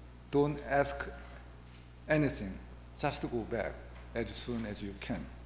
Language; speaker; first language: English; non-native, fluent; Korean